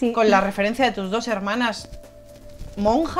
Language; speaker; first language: Spanish; native; Spanish